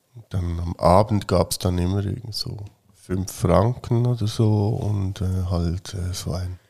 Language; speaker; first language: German; native; German